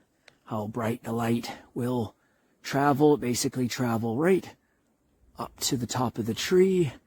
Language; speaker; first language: English; native; English